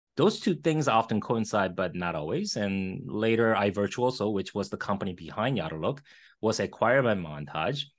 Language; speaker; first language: English; early bilingual, other home language; Korean